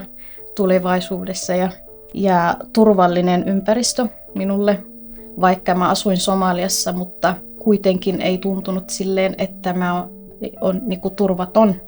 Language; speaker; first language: Finnish; non-native, fluent; Somali